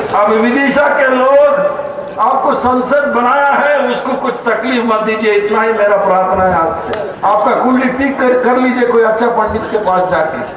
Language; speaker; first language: Hindi; non-native, local second language; Kannada